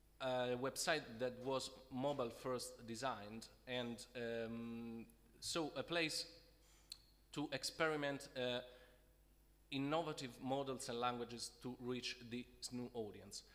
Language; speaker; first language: English; non-native, fluent; Italian